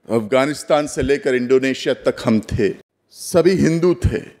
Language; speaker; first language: Hindi; native; Hindi